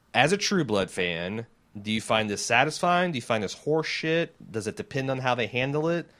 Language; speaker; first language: English; native; English